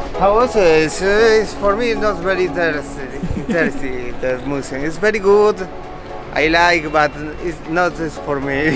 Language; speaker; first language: English; non-native, learner; Spanish